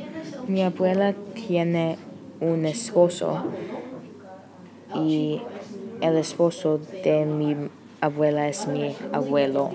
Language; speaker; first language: Spanish; non-native, learner; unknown